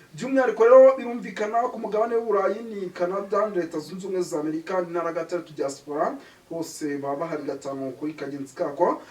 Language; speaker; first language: Kinyarwanda; native; Kinyarwanda